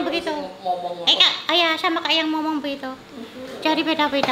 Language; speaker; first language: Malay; non-native, local second language; Javanese